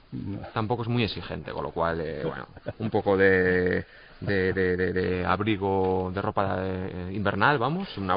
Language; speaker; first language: Spanish; native; Spanish